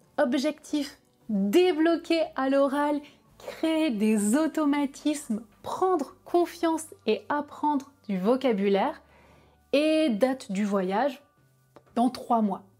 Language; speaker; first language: French; native; French